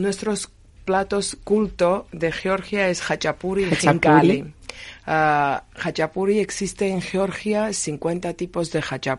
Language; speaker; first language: Spanish; non-native, learner; Georgian